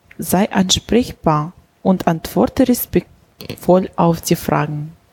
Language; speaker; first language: German; non-native, learner; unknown